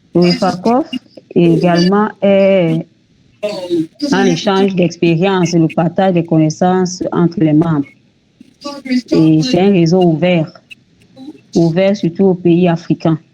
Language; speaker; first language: French; native; French